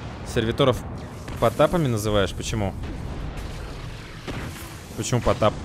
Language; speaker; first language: Russian; native; Russian